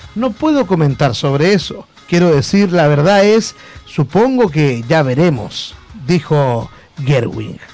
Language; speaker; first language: Spanish; native; Spanish